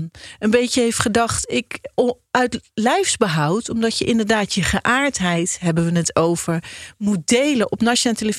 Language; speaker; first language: Dutch; native; Dutch